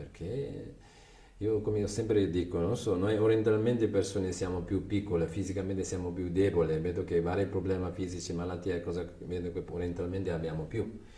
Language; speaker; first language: Italian; non-native, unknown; Tibetan